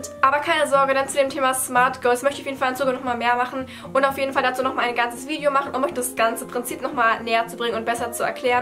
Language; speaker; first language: German; native; German